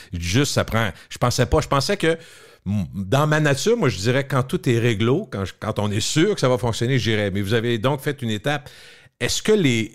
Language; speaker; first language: French; native; French